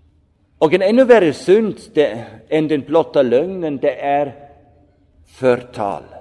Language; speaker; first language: Swedish; non-native, fluent; German